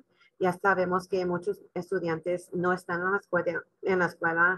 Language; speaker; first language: Spanish; non-native, local second language; English